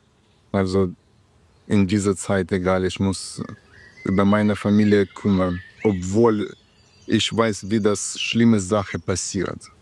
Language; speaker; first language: German; non-native, learner; Ukrainian